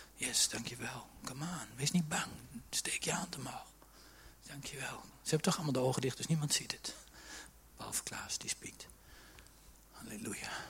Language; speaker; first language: Dutch; native; Dutch